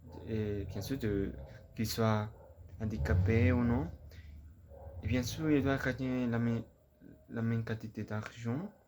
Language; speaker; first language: French; non-native, learner; Spanish